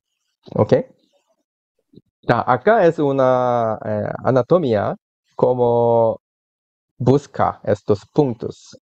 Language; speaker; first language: Spanish; non-native, learner; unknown